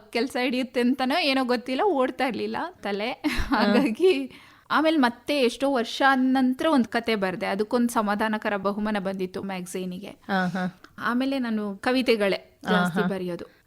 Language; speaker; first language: Kannada; native; Kannada